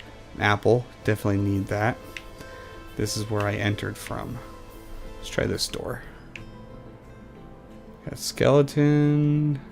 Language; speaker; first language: English; native; English